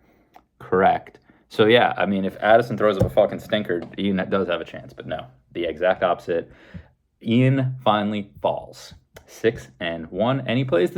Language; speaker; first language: English; native; English